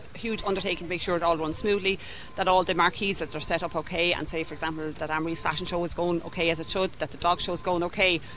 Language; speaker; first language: English; native; English